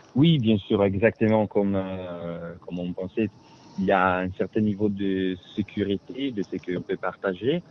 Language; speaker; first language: French; non-native, fluent; Italian